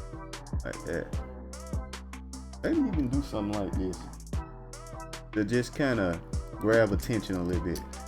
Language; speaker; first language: English; native; English